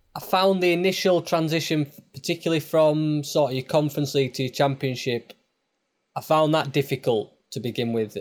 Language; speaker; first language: English; native; English